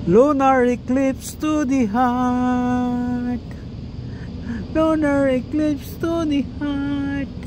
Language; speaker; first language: English; non-native, local second language; Filipino